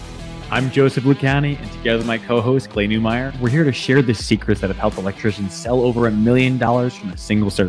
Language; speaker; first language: English; native; English